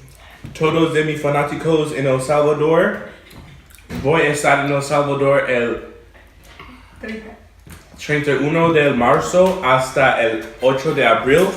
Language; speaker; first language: Spanish; early bilingual, heritage; Spanish